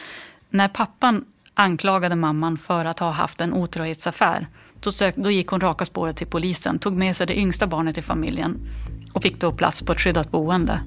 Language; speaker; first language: Swedish; native; Swedish